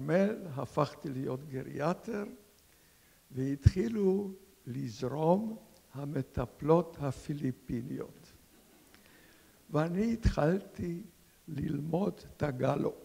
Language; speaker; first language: Hebrew; non-native, fluent; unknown